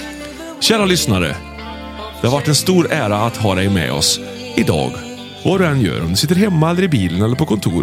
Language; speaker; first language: Swedish; native; Swedish